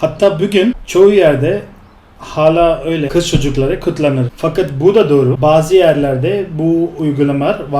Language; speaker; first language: Turkish; non-native, fluent; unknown